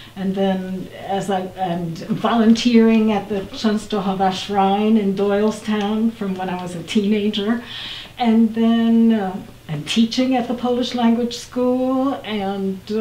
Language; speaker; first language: English; early bilingual, other home language; Polish